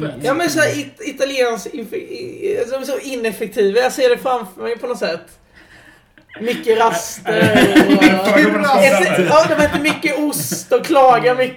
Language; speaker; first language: Swedish; native; Swedish